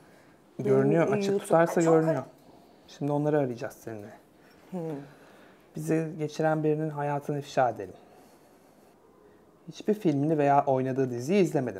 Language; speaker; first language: Turkish; native; Turkish